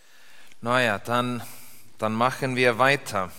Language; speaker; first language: German; non-native, learner; English